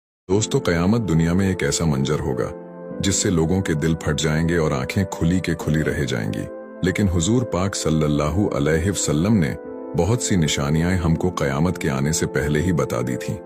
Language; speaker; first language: Hindi; native; Hindi